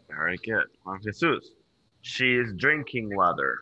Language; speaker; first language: English; non-native, fluent; Spanish